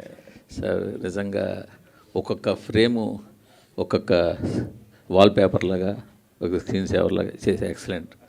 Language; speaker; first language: Telugu; native; Telugu